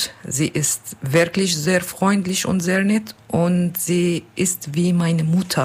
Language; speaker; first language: German; non-native, learner; Arabic